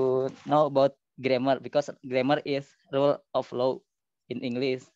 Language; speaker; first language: English; non-native, learner; Indonesian